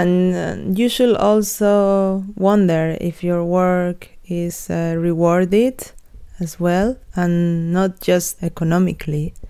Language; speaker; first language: English; non-native, fluent; Spanish